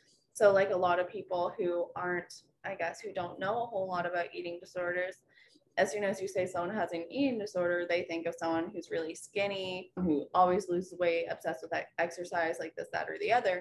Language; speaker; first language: English; native; English